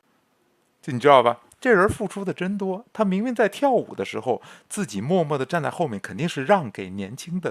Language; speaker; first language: Chinese; native; Chinese